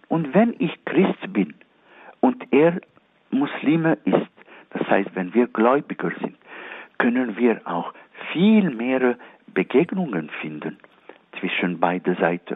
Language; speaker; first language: German; non-native, fluent; Arabic